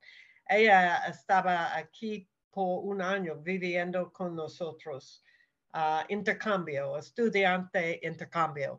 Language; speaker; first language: Spanish; non-native, learner; English